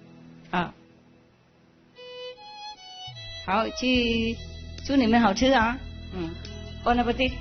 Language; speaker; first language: Chinese; non-native, fluent; Vietnamese